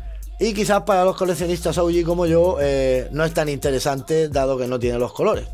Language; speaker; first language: Spanish; native; Spanish